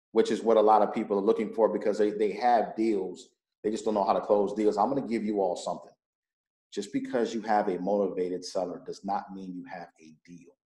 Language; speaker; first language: English; native; English